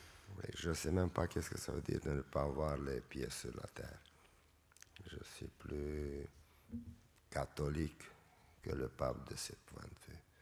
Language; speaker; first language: French; non-native, fluent; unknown